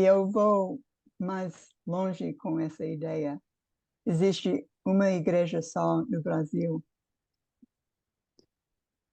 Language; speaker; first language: Portuguese; non-native, fluent; English